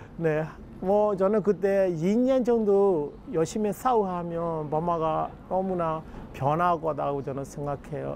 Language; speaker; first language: Korean; non-native, fluent; Burmese